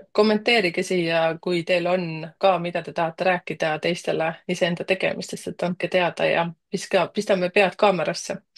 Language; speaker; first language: Estonian; native; Estonian